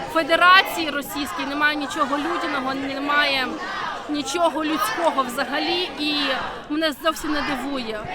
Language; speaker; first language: Ukrainian; native; Ukrainian